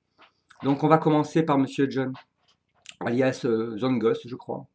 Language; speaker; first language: French; native; French